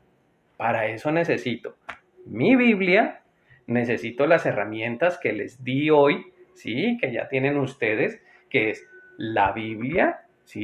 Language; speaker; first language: Spanish; native; Spanish